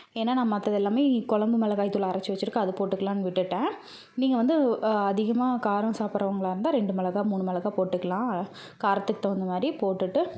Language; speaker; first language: Tamil; native; Tamil